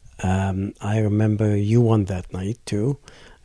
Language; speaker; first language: English; non-native, fluent; Arabic